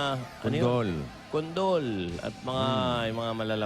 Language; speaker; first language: Filipino; native; Filipino